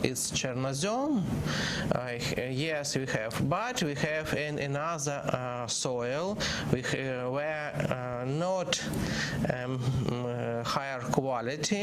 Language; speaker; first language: English; non-native, learner; Ukrainian